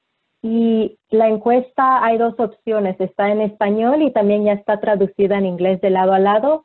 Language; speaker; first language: Spanish; early bilingual, heritage; Spanish